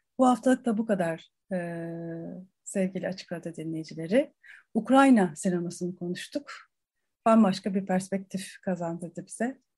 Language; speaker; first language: Turkish; native; Turkish